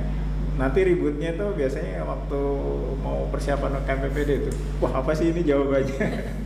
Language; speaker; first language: Indonesian; native; Indonesian